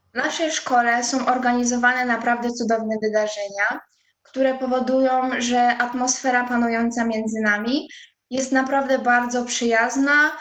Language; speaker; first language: Polish; non-native, fluent; Italian